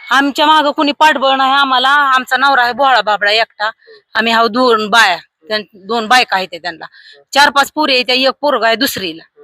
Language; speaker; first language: Marathi; native; Marathi